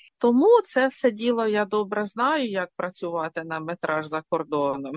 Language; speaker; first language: Ukrainian; native; Ukrainian